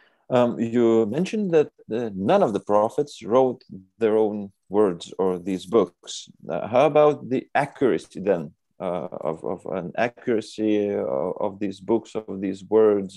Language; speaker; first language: English; non-native, fluent; Lithuanian